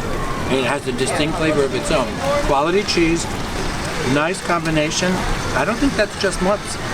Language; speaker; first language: English; native; English